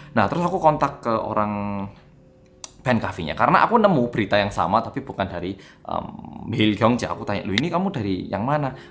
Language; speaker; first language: Indonesian; non-native, fluent; Korean